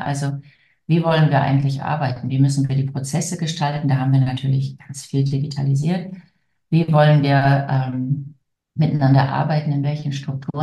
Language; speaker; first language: German; native; German